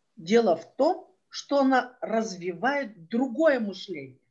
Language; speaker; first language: Russian; non-native, local second language; Kyrgyz